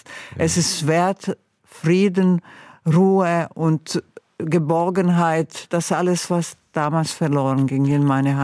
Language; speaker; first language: German; non-native, fluent; Croatian